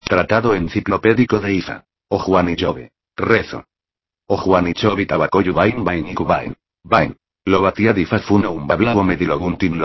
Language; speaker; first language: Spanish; native; Spanish